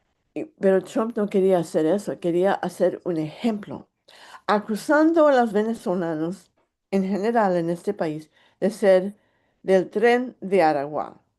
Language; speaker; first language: Spanish; early bilingual, heritage; English